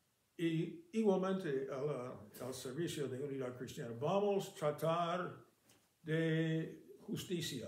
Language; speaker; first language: Spanish; non-native, fluent; English